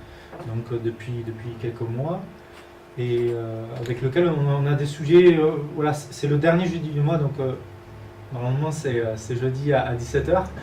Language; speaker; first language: French; native; French